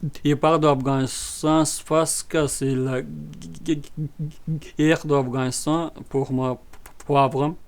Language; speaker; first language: French; non-native, learner; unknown